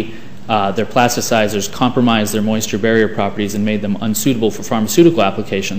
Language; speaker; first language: English; native; English